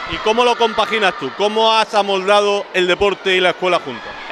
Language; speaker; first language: Spanish; native; Spanish